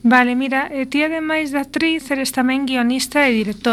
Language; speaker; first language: Spanish; native; Spanish